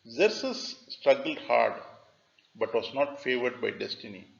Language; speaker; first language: English; non-native, local second language; Tamil